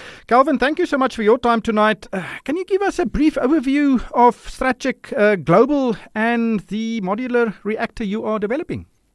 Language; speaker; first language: English; non-native, local second language; Afrikaans